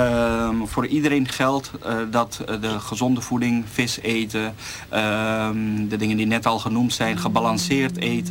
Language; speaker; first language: Dutch; native; Dutch